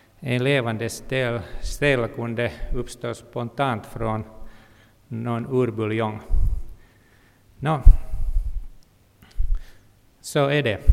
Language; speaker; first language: Swedish; non-native, local second language; Finnish